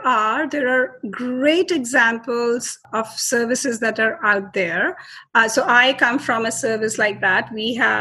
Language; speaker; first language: English; non-native, local second language; Hindi